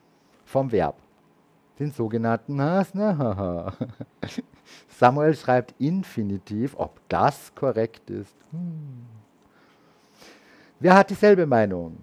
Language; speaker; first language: German; native; German